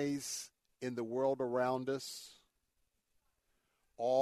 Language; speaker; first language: English; native; English